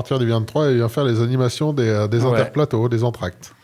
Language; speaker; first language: French; native; French